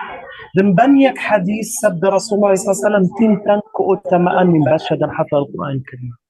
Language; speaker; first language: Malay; non-native, learner; Arabic